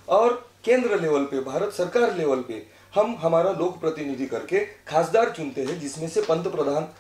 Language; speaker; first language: Hindi; non-native, local second language; Marathi